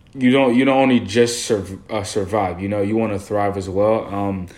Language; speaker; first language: English; early bilingual, other home language; Haitian Creole